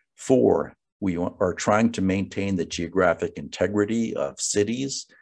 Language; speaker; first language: English; native; English